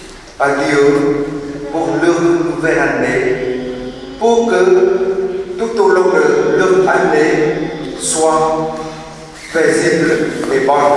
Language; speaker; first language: French; non-native, fluent; Vietnamese